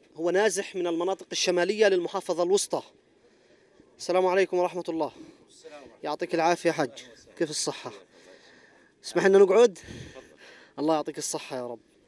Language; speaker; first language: Arabic; native; Arabic